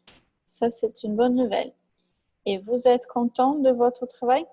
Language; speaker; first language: French; non-native, fluent; Portuguese